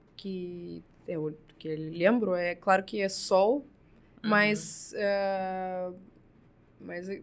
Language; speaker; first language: Portuguese; non-native, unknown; Russian